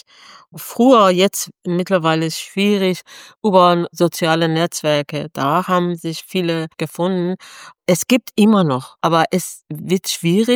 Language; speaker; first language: German; non-native, fluent; Persian